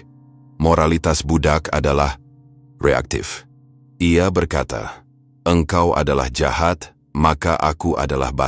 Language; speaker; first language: Indonesian; native; Indonesian